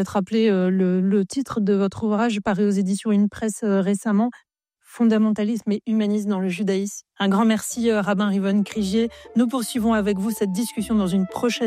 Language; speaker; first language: French; native; French